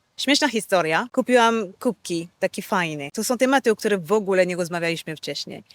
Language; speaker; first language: Polish; non-native, fluent; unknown